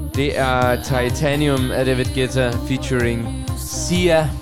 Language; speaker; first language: Danish; non-native, local second language; Russian